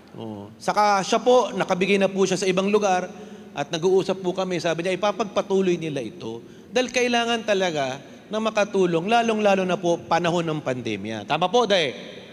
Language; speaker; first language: Filipino; non-native, local second language; Bikol